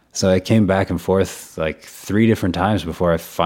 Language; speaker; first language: English; non-native, local second language; Urdu